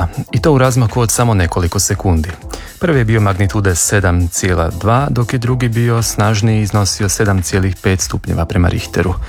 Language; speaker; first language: Serbian; native; Serbian